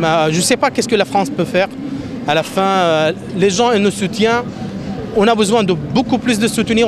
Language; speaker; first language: French; non-native, fluent; Arabic